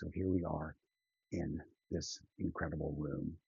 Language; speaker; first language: English; native; English